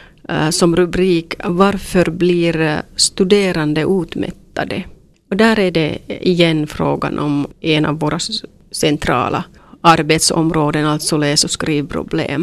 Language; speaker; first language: Swedish; non-native, local second language; Finnish